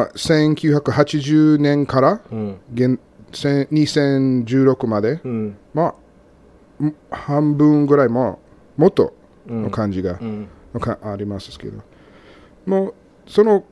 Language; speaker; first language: Japanese; non-native, learner; English